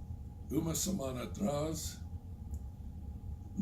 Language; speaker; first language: Portuguese; non-native, fluent; English